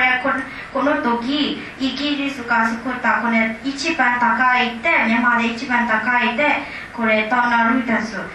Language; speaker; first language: Japanese; non-native, learner; Burmese